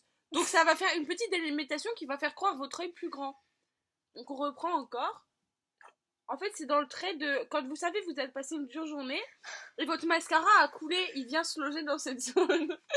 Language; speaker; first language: French; native; French